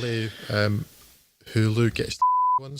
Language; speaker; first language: English; native; English